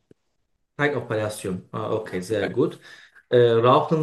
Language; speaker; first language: German; non-native, learner; Turkish